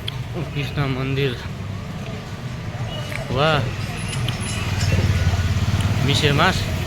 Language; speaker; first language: Japanese; non-native, learner; Nepali